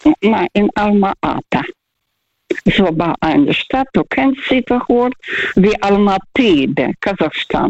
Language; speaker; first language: German; non-native, fluent; Russian